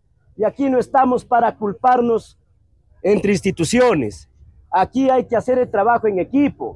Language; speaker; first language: Spanish; native; Spanish